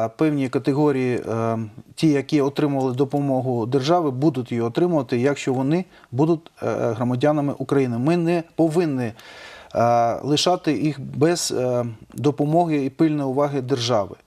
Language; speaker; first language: Ukrainian; non-native, local second language; Russian